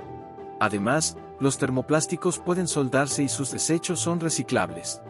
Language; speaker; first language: Spanish; native; Spanish